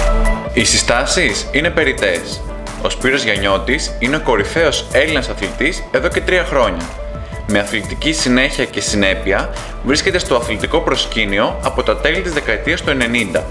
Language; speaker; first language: Greek; native; Greek